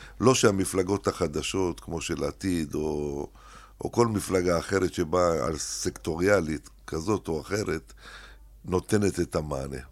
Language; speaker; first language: Hebrew; early bilingual, other home language; Arabic